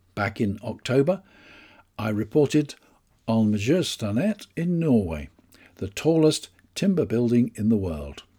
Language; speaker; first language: English; native; English